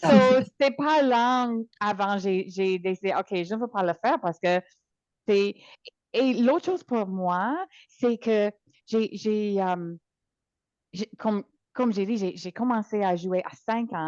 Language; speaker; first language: French; non-native, local second language; English